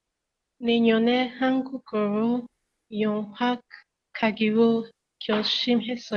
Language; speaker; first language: Korean; non-native, learner; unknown